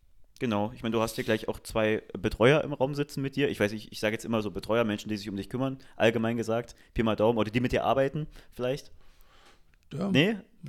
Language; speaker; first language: German; native; German